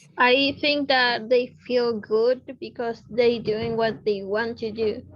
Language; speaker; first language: English; non-native, learner; Spanish